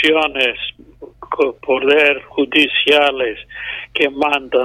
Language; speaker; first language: Spanish; non-native, fluent; English